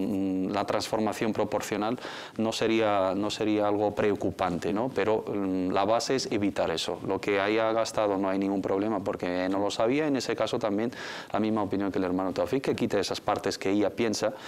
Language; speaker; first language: Spanish; native; Spanish